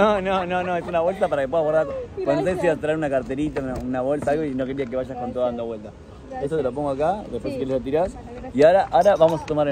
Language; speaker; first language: Spanish; native; Spanish